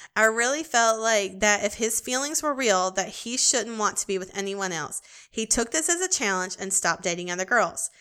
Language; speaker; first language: English; native; English